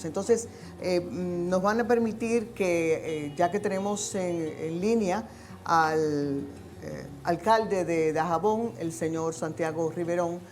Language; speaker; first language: Spanish; native; Spanish